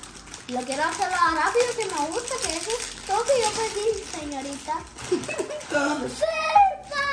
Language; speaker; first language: Spanish; early bilingual, heritage; Spanish